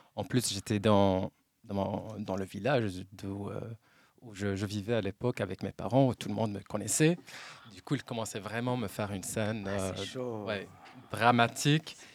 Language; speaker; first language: French; non-native, local second language; Arabic